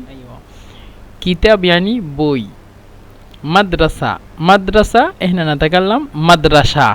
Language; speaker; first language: Arabic; non-native, fluent; Bangla